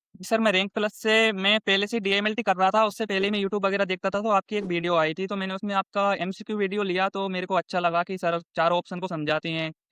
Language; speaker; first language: Hindi; native; Hindi